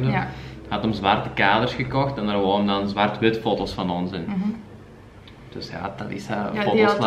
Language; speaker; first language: Dutch; native; Dutch